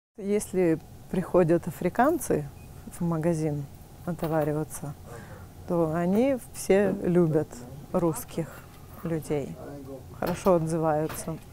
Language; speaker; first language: Russian; native; Russian